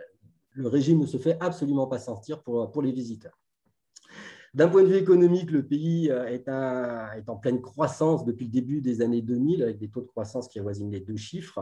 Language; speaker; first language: French; native; French